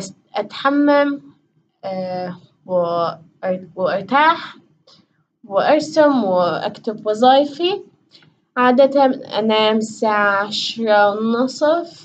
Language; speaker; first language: Arabic; non-native, learner; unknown